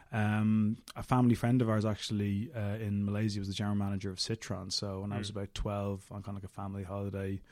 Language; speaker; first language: English; native; English